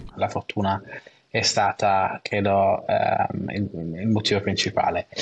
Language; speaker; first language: Italian; non-native, local second language; German